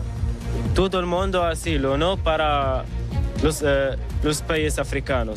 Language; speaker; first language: Spanish; non-native, learner; Arabic